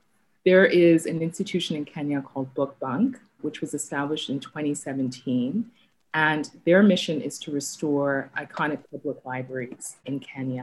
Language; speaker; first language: English; non-native, local second language; Yoruba